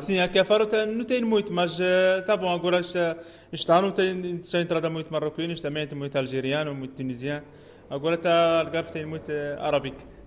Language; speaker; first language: Portuguese; non-native, learner; Arabic